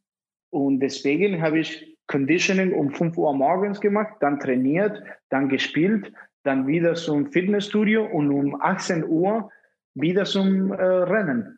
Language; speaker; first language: German; non-native, fluent; Spanish